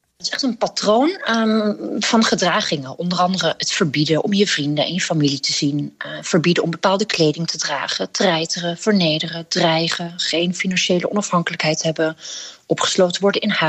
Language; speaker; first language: Dutch; native; Dutch